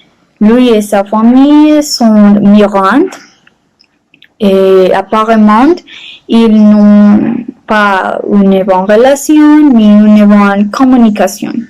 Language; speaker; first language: French; non-native, learner; Spanish